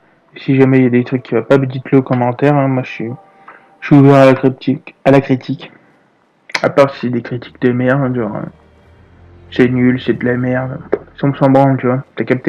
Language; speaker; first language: French; native; French